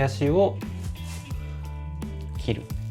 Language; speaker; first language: Japanese; native; Japanese